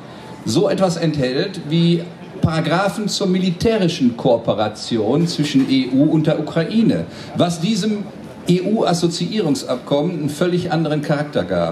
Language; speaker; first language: German; native; German